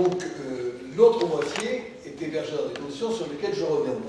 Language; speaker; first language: French; native; French